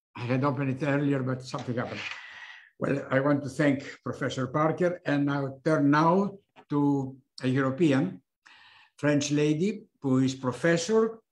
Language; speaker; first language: English; non-native, fluent; Greek